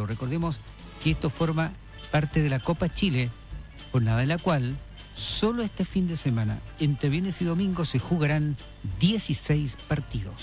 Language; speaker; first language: Spanish; native; Spanish